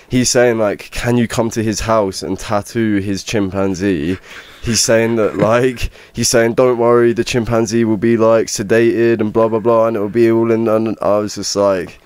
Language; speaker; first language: English; native; English